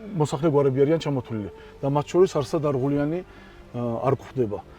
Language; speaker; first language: Georgian; non-native, local second language; Svan